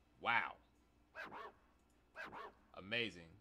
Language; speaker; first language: English; native; English